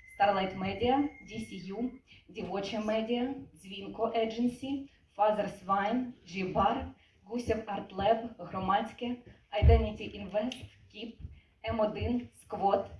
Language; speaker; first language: Ukrainian; native; Ukrainian